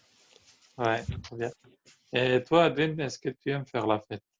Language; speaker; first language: French; non-native, fluent; Albanian